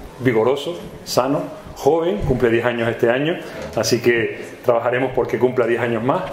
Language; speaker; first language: Spanish; native; Spanish